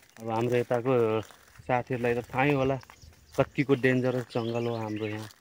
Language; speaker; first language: Nepali; non-native, local second language; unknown